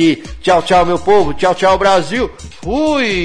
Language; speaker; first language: Portuguese; native; Portuguese